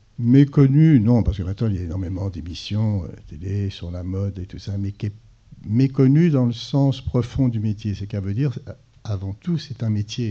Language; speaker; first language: French; native; French